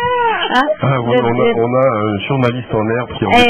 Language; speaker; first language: French; native; French